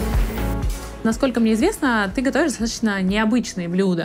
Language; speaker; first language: Russian; native; Russian